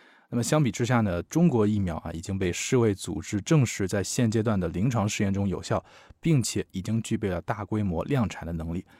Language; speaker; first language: Chinese; native; Chinese